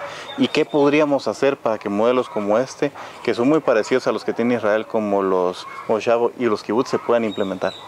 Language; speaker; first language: Spanish; native; Spanish